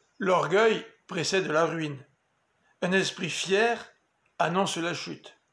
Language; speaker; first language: French; native; French